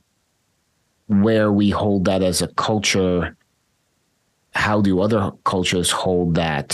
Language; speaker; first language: English; native; English